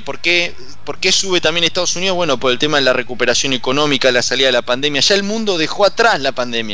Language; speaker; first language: Spanish; native; Spanish